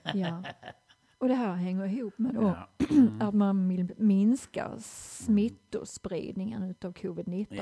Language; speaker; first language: Swedish; native; Swedish